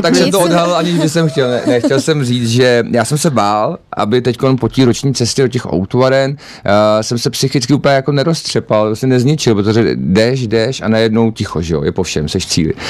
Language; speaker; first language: Czech; native; Czech